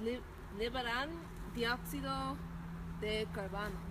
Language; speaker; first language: Spanish; non-native, learner; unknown